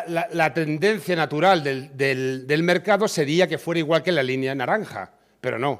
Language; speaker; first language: Spanish; native; Spanish